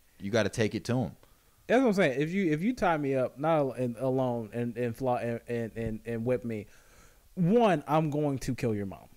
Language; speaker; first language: English; native; English